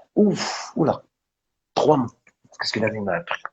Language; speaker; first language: French; non-native, local second language; Arabic